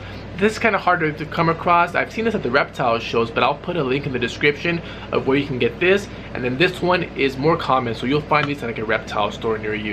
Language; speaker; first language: English; native; English